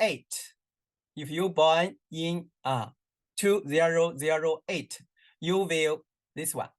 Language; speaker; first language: English; non-native, learner; Chinese